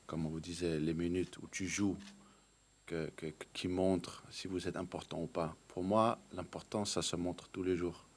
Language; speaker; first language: French; non-native, fluent; Danish